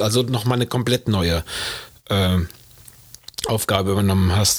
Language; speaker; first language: German; native; German